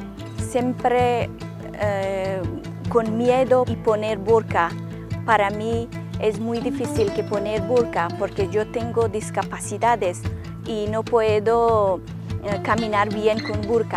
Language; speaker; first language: Spanish; non-native, learner; Persian